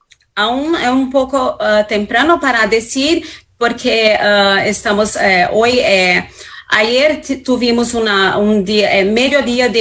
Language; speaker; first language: Spanish; non-native, fluent; Portuguese